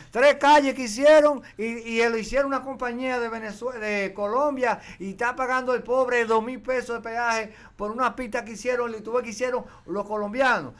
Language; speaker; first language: Spanish; native; Spanish